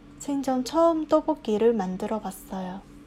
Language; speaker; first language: Korean; non-native, fluent; Chinese